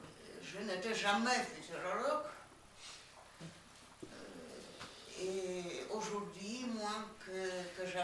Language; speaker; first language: French; non-native, fluent; Russian